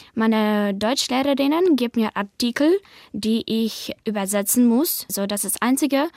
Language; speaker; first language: German; non-native, learner; Ukrainian